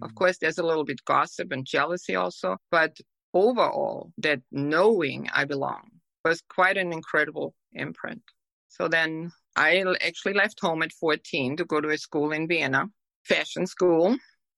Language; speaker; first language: English; non-native, fluent; German